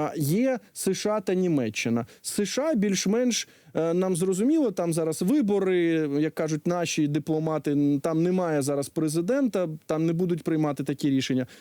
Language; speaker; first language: Ukrainian; native; Ukrainian